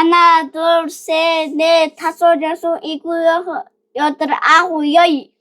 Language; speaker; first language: Korean; non-native, learner; Mongolian